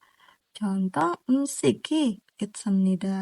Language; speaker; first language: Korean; non-native, learner; Indonesian